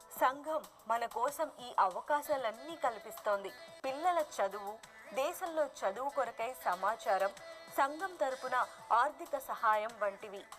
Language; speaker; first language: Telugu; early bilingual, heritage; Telugu